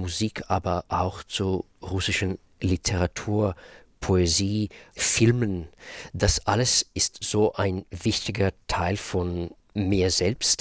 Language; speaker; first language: German; non-native, fluent; Russian